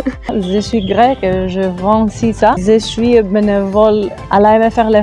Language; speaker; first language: French; non-native, learner; Greek